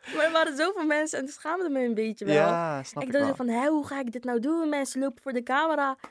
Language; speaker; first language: Dutch; early bilingual, other home language; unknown